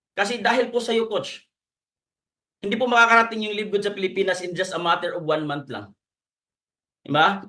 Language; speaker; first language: Filipino; non-native, local second language; Cebuano